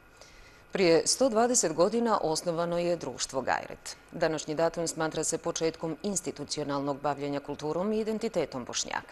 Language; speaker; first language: Serbian; native; Serbian